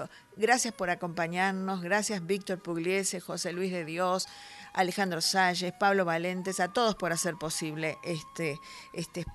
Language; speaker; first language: Spanish; native; Spanish